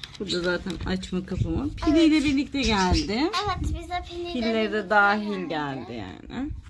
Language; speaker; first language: Turkish; native; Turkish